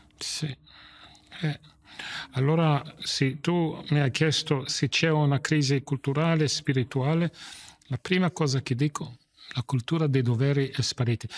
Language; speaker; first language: Italian; non-native, fluent; English